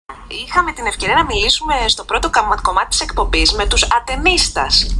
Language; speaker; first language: Greek; native; Greek